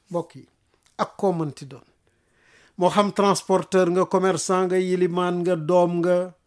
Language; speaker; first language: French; non-native, local second language; Wolof